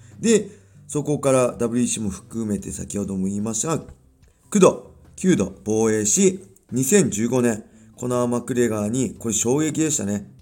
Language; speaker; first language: Japanese; native; Japanese